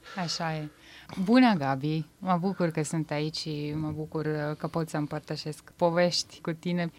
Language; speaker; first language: Romanian; non-native, fluent; Bosnian